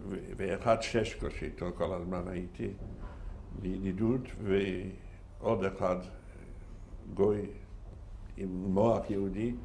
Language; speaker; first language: Hebrew; non-native, fluent; Yiddish